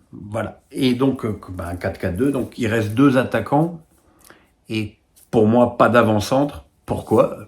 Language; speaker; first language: French; native; French